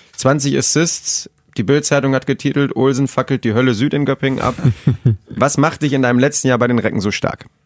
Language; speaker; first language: German; native; German